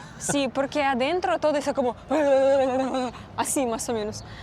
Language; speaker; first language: Spanish; non-native, learner; Russian